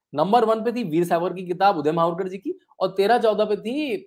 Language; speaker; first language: Hindi; native; Hindi